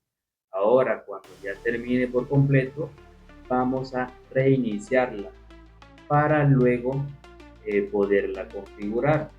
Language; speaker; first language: Spanish; native; Spanish